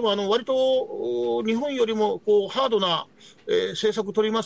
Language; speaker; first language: Japanese; native; Japanese